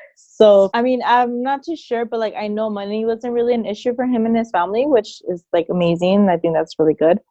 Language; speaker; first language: English; early bilingual, other home language; Spanish